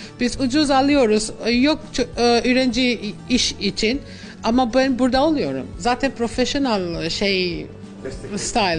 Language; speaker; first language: Turkish; non-native, learner; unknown